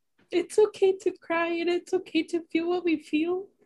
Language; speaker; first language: English; early bilingual, other home language; Spanish